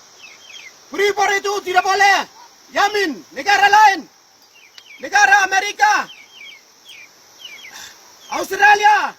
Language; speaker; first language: Indonesian; non-native, local second language; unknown